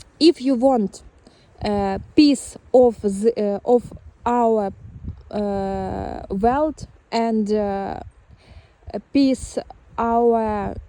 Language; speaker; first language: English; non-native, learner; Ukrainian